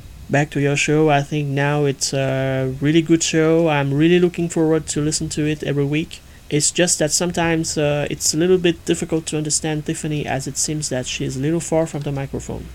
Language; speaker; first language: English; non-native, fluent; French